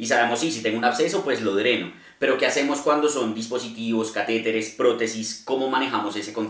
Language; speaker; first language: Spanish; native; Spanish